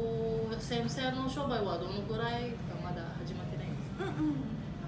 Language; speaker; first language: Japanese; non-native, learner; Filipino